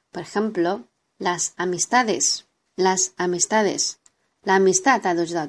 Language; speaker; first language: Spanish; non-native, fluent; Chinese